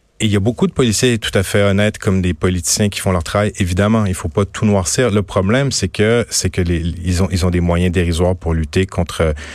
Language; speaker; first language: French; native; French